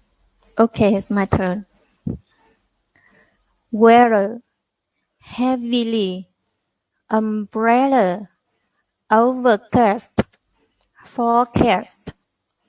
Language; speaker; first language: English; non-native, learner; Vietnamese